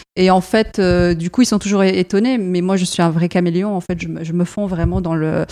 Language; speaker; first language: French; non-native, fluent; Arabic